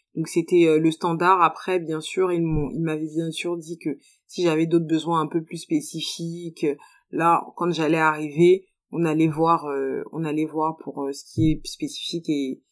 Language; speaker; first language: French; native; French